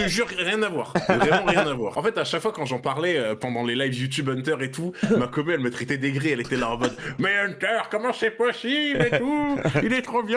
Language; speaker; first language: French; native; French